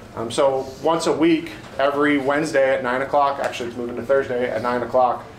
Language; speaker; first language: English; native; English